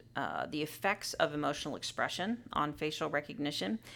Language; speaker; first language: English; native; English